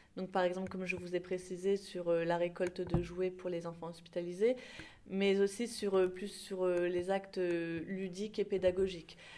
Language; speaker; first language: French; native; French